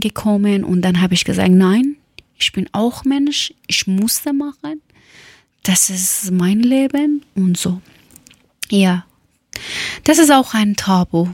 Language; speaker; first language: German; non-native, learner; Persian